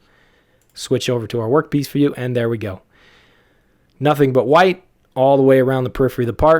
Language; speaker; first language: English; native; English